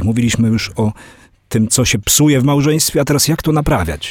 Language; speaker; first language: Polish; native; Polish